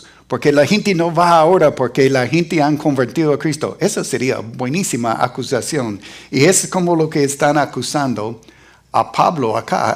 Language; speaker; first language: Spanish; non-native, fluent; English